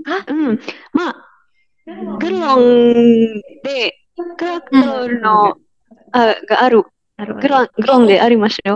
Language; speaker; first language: Japanese; non-native, learner; Indonesian